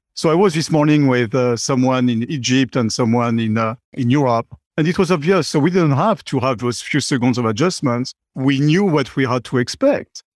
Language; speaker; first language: English; non-native, fluent; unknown